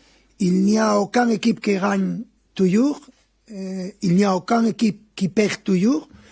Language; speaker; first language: French; non-native, fluent; Spanish